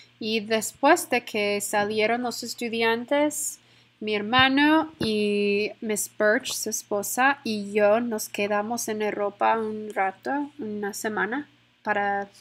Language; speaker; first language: Spanish; non-native, fluent; English